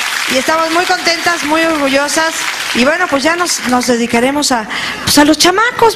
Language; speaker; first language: Spanish; native; Spanish